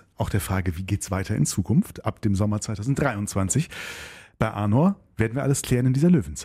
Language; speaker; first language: German; native; German